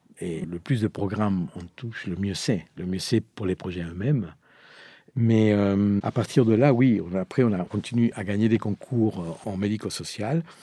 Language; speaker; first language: French; non-native, fluent; Spanish